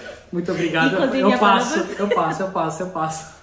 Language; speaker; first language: Portuguese; native; Portuguese